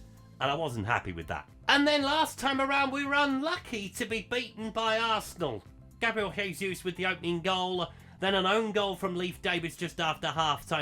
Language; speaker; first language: English; native; English